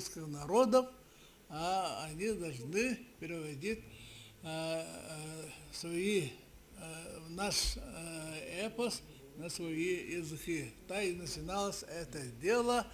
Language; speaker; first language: Russian; non-native, local second language; Yakut